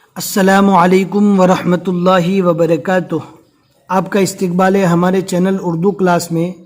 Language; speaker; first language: Urdu; non-native, local second language; Gujarati